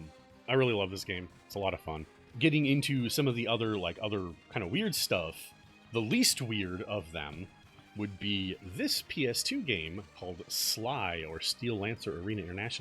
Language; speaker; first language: English; native; English